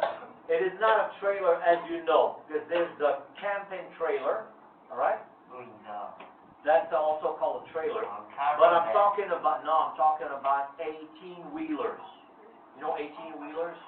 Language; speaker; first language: English; non-native, learner; Chinese